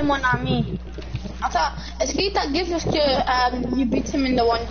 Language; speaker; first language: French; non-native, local second language; English